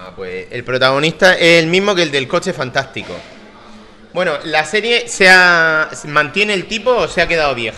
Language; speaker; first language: Spanish; native; Spanish